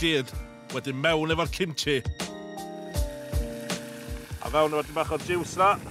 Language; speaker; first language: Welsh; native; Welsh